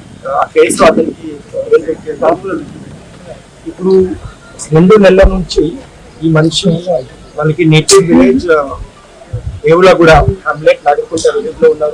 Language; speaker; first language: Telugu; non-native, fluent; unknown